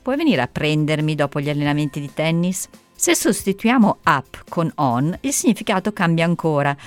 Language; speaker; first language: Italian; native; Italian